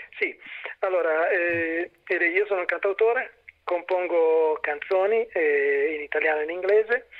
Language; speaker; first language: Italian; native; Italian